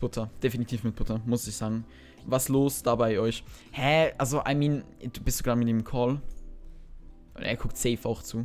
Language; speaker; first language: German; native; German